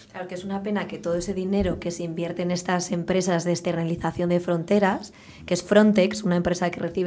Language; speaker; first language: Spanish; native; Spanish